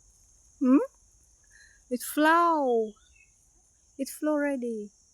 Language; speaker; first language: English; non-native, learner; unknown